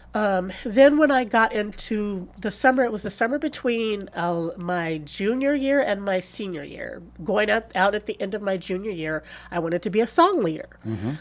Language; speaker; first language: English; native; English